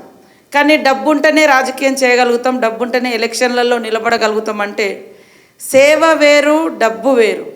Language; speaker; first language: Telugu; native; Telugu